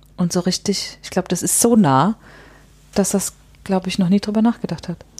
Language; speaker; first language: German; native; German